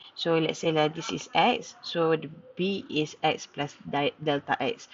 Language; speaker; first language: English; non-native, local second language; Malay